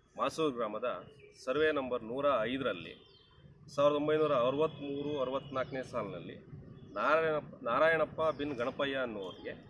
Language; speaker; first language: Kannada; native; Kannada